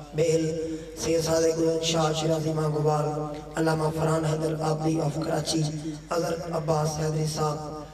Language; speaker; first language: Urdu; non-native, local second language; Punjabi